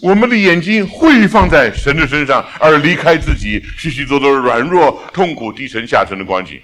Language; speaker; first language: Chinese; native; Chinese